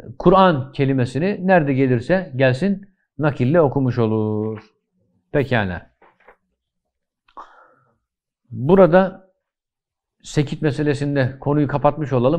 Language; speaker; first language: Turkish; native; Turkish